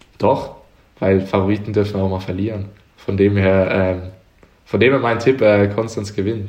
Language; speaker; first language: German; native; German